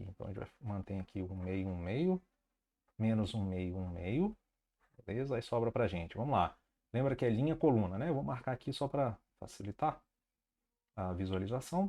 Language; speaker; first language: Portuguese; native; Portuguese